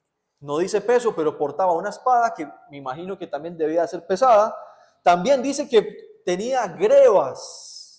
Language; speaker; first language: Spanish; native; Spanish